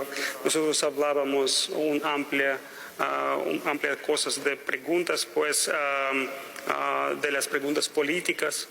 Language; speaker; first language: Spanish; non-native, fluent; Russian